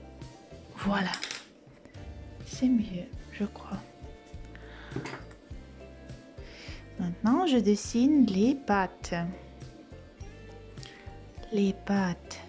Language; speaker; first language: French; non-native, fluent; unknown